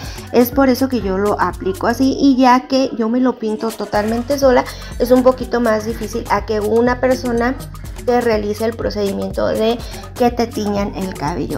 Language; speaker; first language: Spanish; native; Spanish